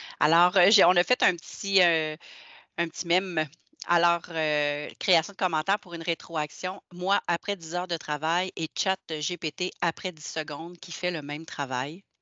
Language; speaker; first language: French; native; French